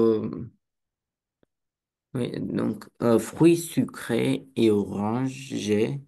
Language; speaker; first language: French; non-native, learner; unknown